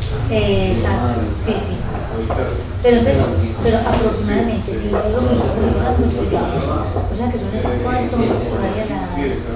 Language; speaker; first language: Spanish; native; Spanish